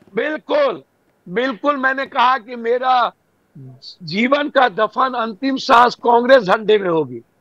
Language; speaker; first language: Hindi; native; Hindi